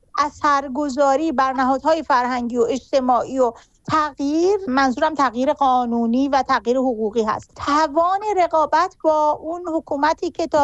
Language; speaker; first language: Persian; native; Persian